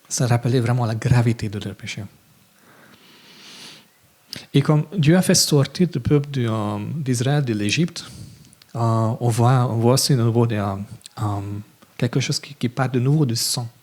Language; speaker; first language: French; non-native, fluent; English